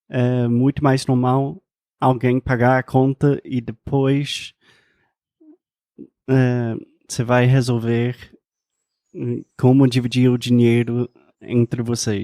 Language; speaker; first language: Portuguese; non-native, fluent; English